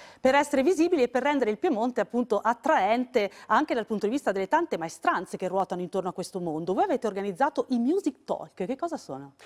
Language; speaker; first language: Italian; native; Italian